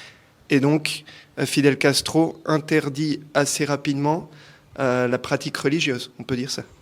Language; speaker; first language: French; native; French